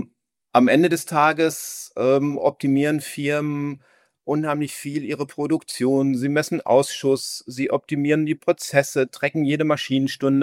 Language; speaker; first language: German; native; German